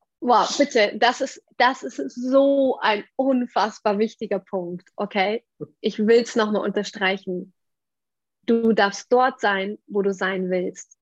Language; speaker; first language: German; native; German